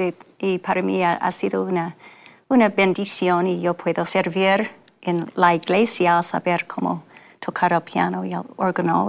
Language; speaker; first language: Spanish; non-native, fluent; English